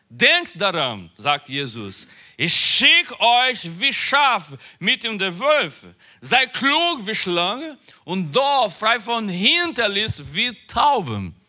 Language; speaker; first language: German; non-native, learner; Portuguese